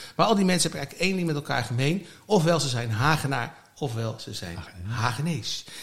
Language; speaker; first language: Dutch; native; Dutch